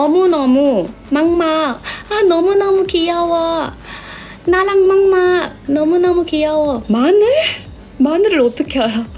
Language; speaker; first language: Korean; non-native, learner; Thai